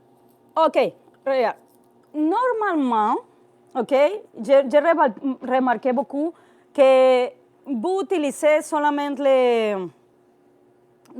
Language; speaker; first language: French; non-native, learner; Spanish